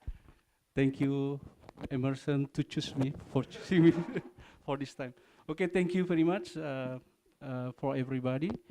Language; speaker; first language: English; non-native, learner; Indonesian